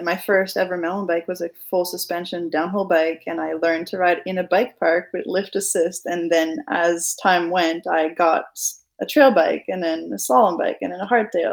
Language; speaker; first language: English; non-native, fluent; French